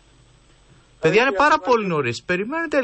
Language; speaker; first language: Greek; native; Greek